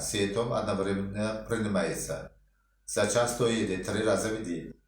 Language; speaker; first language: Russian; non-native, local second language; Uzbek